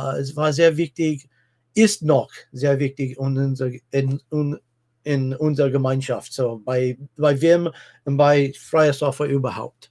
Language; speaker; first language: German; non-native, fluent; English